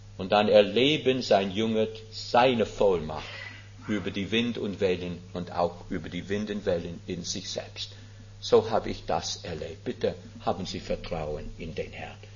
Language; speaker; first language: German; non-native, fluent; English